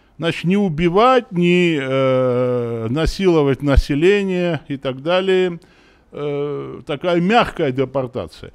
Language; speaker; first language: Russian; non-native, local second language; Armenian